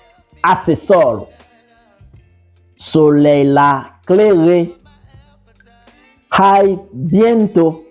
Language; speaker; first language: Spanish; non-native, fluent; Haitian Creole